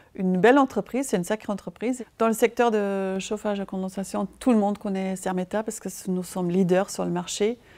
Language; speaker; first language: French; non-native, fluent; German